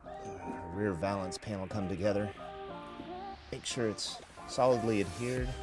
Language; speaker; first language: English; native; English